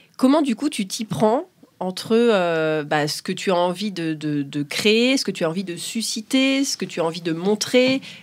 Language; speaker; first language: French; native; French